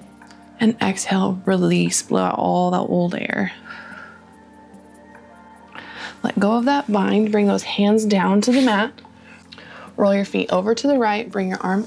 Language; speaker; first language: English; native; English